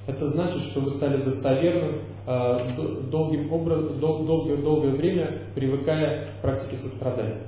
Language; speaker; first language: Russian; native; Russian